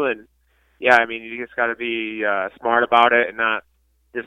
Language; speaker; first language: English; native; English